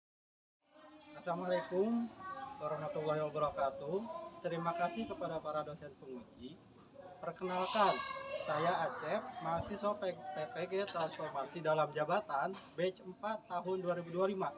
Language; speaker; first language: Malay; non-native, fluent; Indonesian